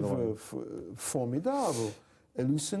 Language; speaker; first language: French; non-native, fluent; English